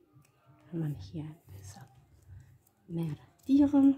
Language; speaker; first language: German; non-native, learner; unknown